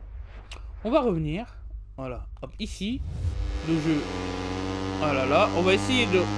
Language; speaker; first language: French; native; French